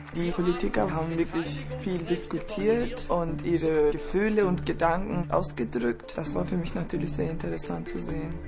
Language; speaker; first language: German; non-native, fluent; Turkish